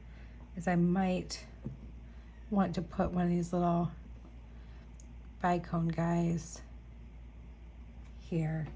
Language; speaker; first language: English; native; English